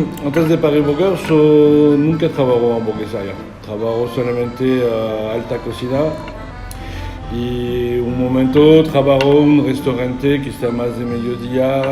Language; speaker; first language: Spanish; non-native, learner; French